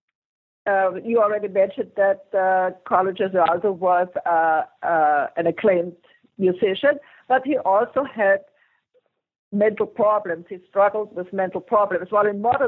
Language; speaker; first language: English; non-native, fluent; German